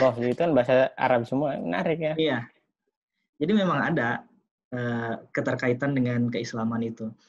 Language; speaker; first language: Indonesian; non-native, local second language; Sundanese